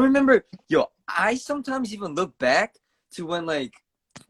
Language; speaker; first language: English; early bilingual, other home language; Korean